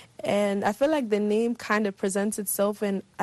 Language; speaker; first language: English; non-native, local second language; Igbo